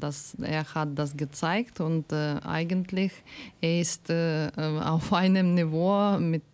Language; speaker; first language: German; non-native, learner; Ukrainian